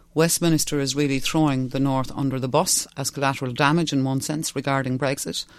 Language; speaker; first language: English; non-native, local second language; Irish